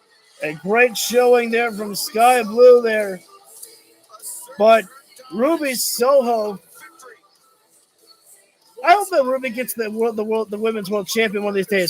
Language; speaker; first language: English; native; English